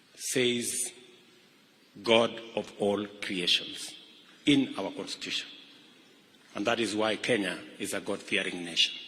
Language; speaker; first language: English; non-native, local second language; Kalenjin